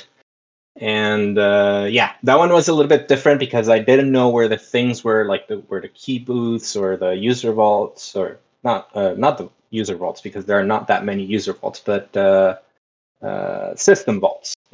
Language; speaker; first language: English; non-native, fluent; Spanish